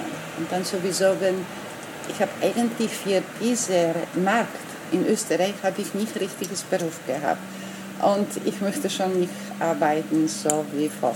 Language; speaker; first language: German; non-native, learner; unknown